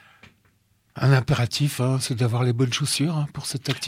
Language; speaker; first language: French; native; French